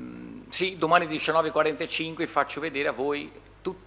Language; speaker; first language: Italian; non-native, fluent; Portuguese